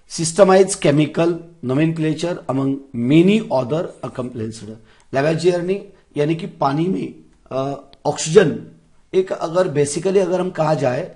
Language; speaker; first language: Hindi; non-native, local second language; Marathi